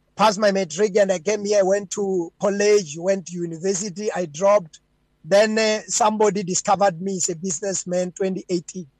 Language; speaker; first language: English; non-native, local second language; Venda